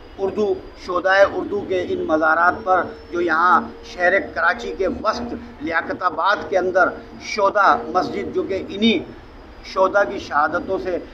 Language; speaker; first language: Urdu; native; Urdu